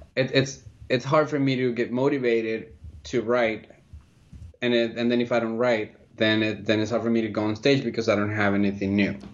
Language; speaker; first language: English; non-native, fluent; Spanish